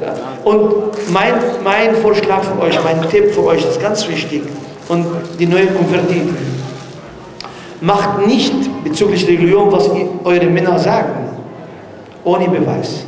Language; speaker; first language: German; non-native, learner; Arabic